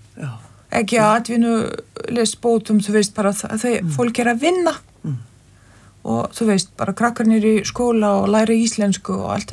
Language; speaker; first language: Icelandic; non-native, fluent; Lithuanian